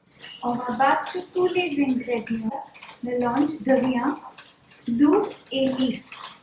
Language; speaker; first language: French; non-native, fluent; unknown